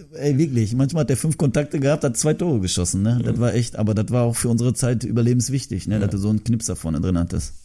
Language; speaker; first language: German; early bilingual, other home language; Turkish